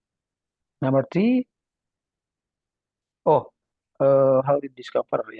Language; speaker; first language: English; non-native, learner; Indonesian